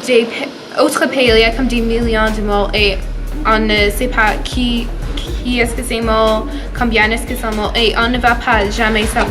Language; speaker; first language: French; non-native, learner; English